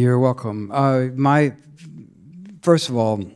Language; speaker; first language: English; native; English